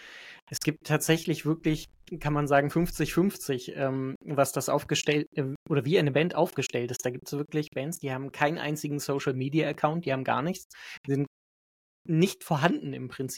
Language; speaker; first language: German; native; German